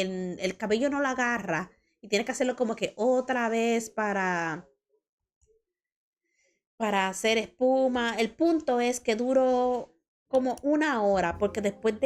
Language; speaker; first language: Spanish; early bilingual, heritage; Spanish